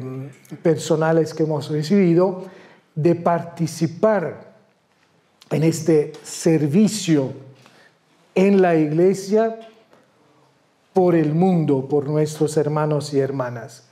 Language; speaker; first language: Spanish; non-native, fluent; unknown